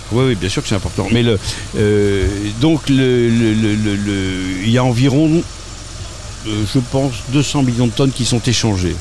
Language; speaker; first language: French; native; French